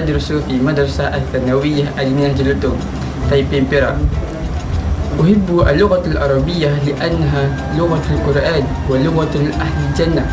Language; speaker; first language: Arabic; non-native, learner; Malay